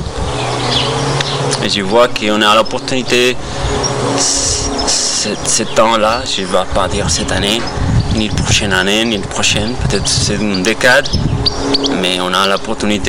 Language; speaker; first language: French; non-native, fluent; Spanish